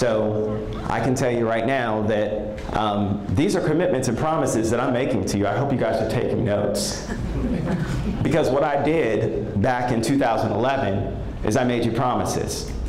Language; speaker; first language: English; native; English